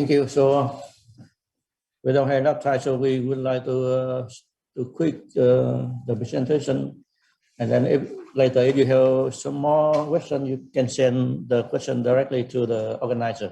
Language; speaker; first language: English; non-native, fluent; Vietnamese